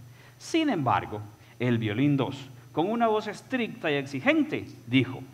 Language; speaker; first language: Spanish; native; Spanish